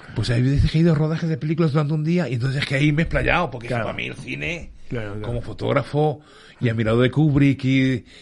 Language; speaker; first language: Spanish; early bilingual, other home language; English